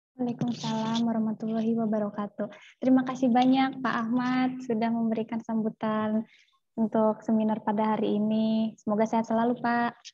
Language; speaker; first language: Indonesian; native; Indonesian